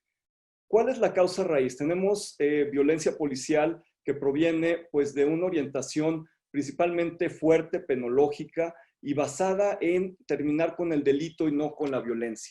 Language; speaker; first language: Spanish; native; Spanish